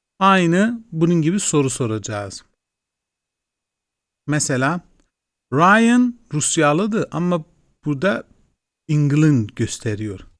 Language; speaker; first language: Turkish; non-native, fluent; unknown